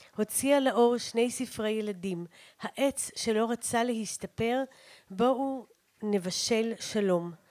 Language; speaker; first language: Hebrew; native; Hebrew